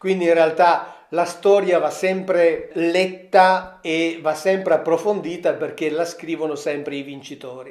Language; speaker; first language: Italian; native; Italian